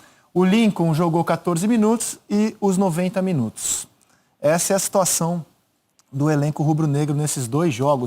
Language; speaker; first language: Portuguese; native; Portuguese